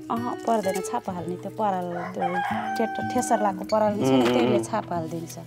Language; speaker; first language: Nepali; non-native, local second language; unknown